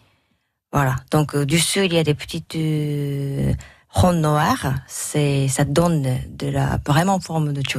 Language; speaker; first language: French; non-native, learner; Japanese